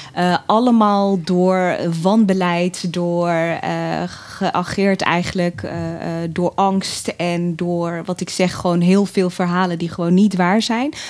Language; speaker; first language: Dutch; early bilingual, other home language; Tigrinya